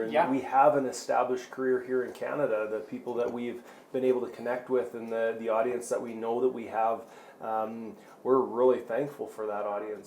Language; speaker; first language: English; native; English